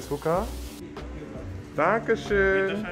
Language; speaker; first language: German; non-native, learner; English